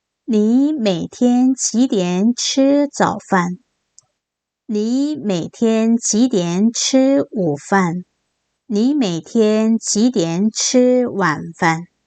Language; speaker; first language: Chinese; non-native, fluent; Korean